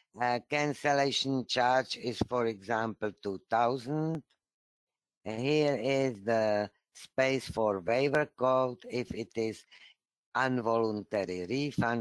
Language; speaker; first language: English; non-native, fluent; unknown